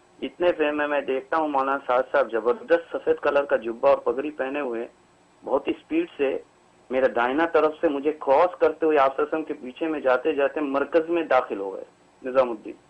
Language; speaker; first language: Urdu; native; Urdu